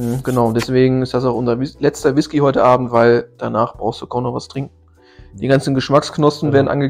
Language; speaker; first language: German; native; German